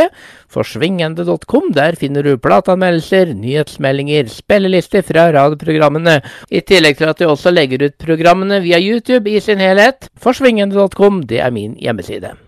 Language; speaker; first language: Norwegian; native; Norwegian